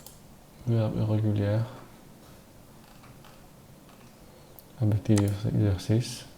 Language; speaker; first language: French; non-native, learner; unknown